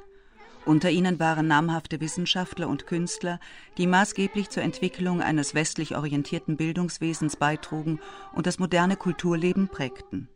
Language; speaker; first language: German; native; German